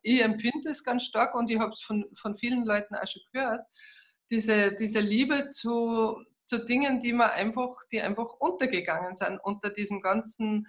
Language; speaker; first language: German; native; German